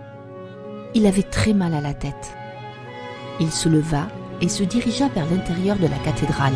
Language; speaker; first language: French; native; French